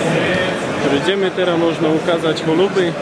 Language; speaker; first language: Polish; non-native, learner; Slovak